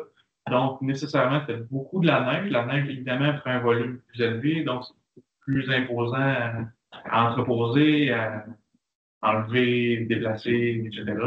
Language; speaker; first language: French; native; French